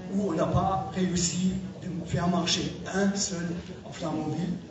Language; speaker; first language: French; non-native, fluent; German